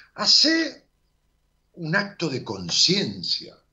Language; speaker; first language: Spanish; native; Spanish